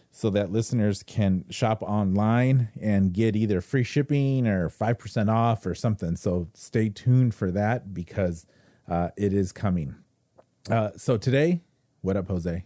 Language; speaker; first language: English; native; English